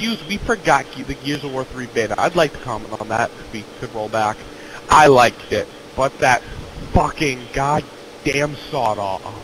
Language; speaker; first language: English; native; English